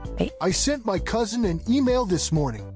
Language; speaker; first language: English; non-native, learner; Japanese